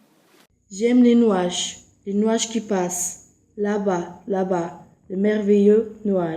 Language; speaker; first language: French; non-native, learner; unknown